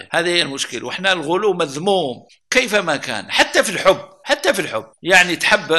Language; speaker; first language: Arabic; native; Arabic